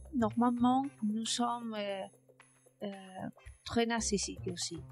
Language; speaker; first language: French; non-native, learner; Spanish